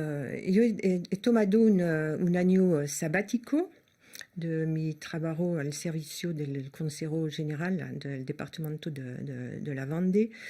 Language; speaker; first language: Spanish; non-native, learner; French